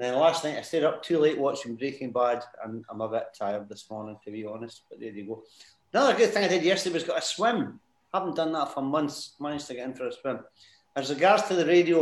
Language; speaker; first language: English; native; English